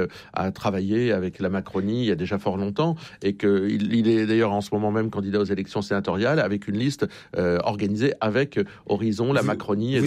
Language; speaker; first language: French; native; French